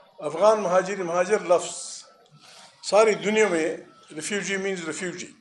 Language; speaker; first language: Urdu; non-native, local second language; Pashto